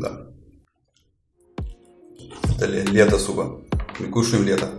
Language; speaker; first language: Russian; non-native, local second language; Lithuanian